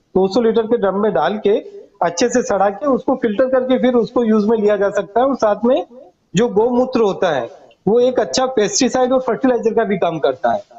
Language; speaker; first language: Hindi; non-native, local second language; Gujarati